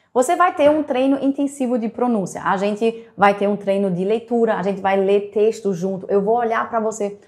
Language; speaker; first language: Portuguese; native; Portuguese